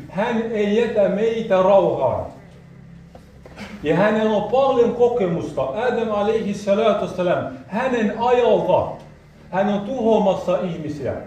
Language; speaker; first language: Finnish; non-native, fluent; Arabic